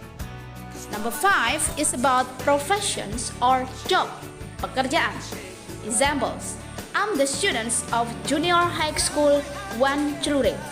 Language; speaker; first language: English; non-native, fluent; Indonesian